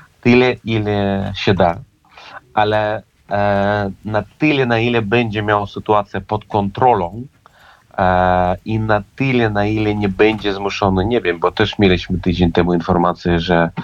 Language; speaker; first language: Polish; non-native, fluent; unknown